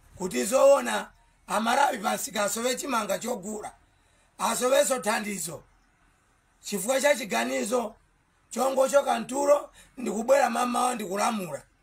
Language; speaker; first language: Nyanja; non-native, local second language; Tumbuka